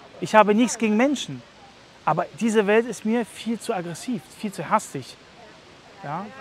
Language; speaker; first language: German; early bilingual, other home language; Russian